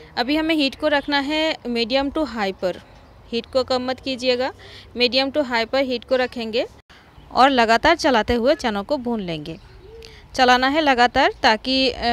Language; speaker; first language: Hindi; non-native, local second language; Marathi